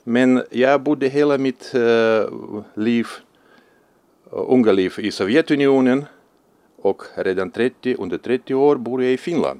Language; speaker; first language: Swedish; non-native, fluent; Russian